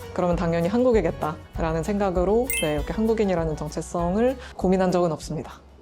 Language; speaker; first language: Korean; early bilingual, heritage; Russian